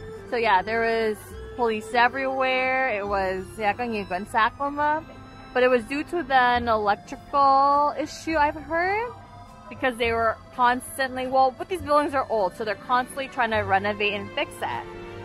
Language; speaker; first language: English; early bilingual, other home language; Vietnamese